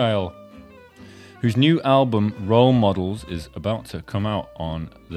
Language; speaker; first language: English; native; English